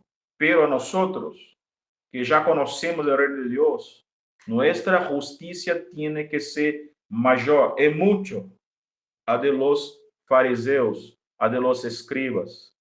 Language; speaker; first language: Spanish; non-native, fluent; Portuguese